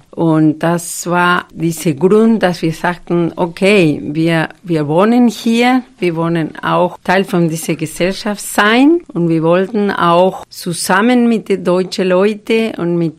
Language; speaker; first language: German; non-native, fluent; Spanish